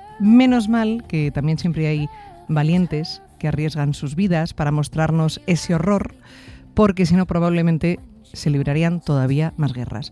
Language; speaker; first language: Spanish; native; Spanish